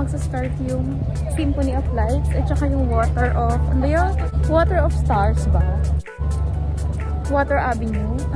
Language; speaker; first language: English; non-native, local second language; Filipino